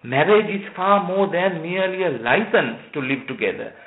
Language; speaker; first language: English; non-native, local second language; Sinhala